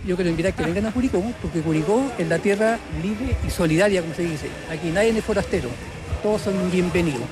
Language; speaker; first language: Spanish; native; Spanish